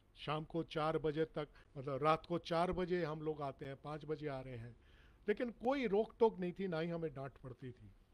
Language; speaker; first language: Hindi; non-native, local second language; Bangla